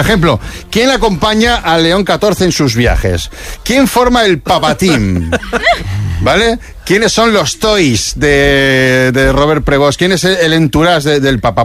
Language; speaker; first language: Spanish; native; Spanish